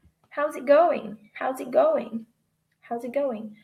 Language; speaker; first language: English; non-native, fluent; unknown